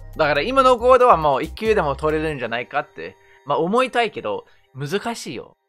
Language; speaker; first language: Japanese; non-native, fluent; English